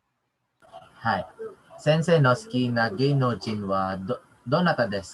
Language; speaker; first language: Japanese; non-native, learner; Filipino